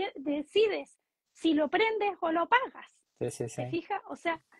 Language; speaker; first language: Spanish; native; Spanish